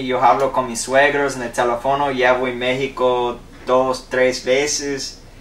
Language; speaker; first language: Spanish; non-native, learner; English